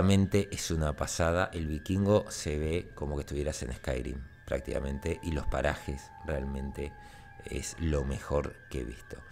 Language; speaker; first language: Spanish; native; Spanish